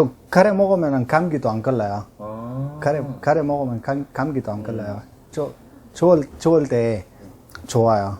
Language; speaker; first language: Korean; non-native, learner; Urdu